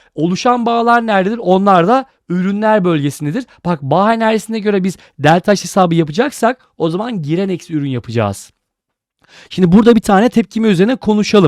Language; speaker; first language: Turkish; native; Turkish